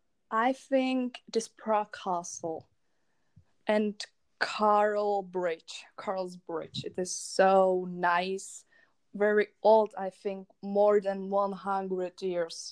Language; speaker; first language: English; non-native, learner; Czech